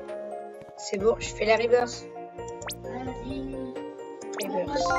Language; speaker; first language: French; native; French